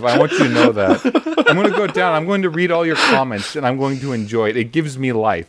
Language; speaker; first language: English; native; English